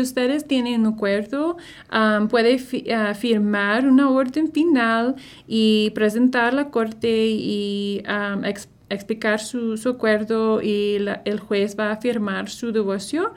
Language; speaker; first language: Spanish; non-native, fluent; English